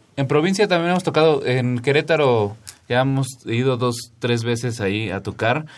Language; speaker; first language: Spanish; native; Spanish